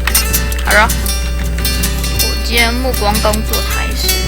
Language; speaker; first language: Chinese; native; Chinese